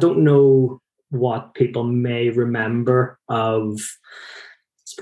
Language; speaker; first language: English; native; English